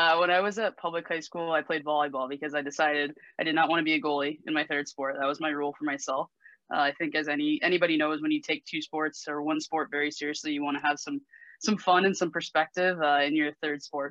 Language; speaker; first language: English; native; English